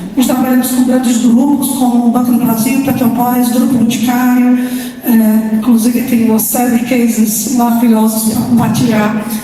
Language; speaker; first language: Portuguese; native; Portuguese